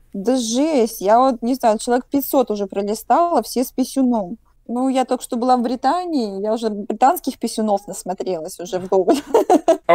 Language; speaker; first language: Russian; native; Russian